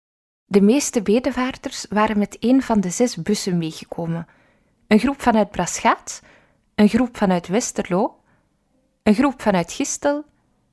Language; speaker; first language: Dutch; native; Dutch